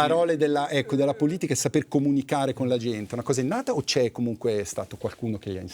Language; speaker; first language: Italian; native; Italian